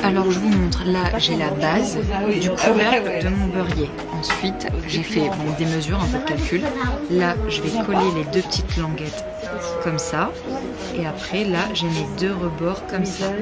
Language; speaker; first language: French; native; French